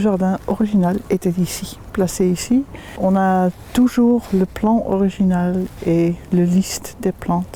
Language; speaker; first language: French; non-native, fluent; Dutch